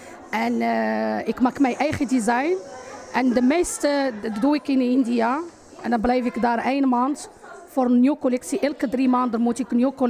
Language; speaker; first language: Dutch; non-native, fluent; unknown